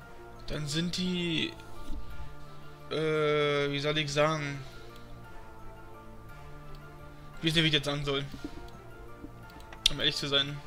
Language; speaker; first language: German; native; German